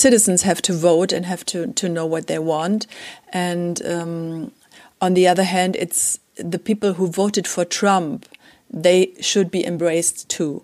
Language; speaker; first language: English; non-native, fluent; German